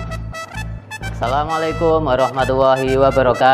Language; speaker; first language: Indonesian; native; Indonesian